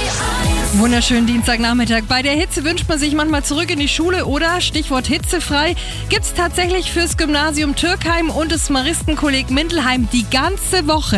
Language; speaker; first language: German; native; German